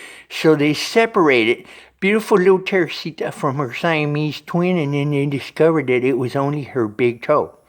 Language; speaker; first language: English; native; English